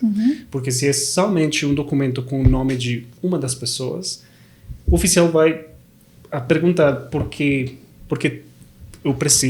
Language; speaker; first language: Portuguese; non-native, fluent; Spanish